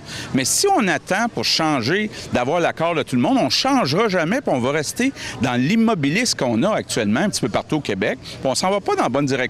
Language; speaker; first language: French; native; French